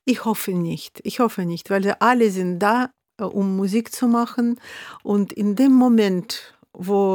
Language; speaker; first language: German; non-native, fluent; Russian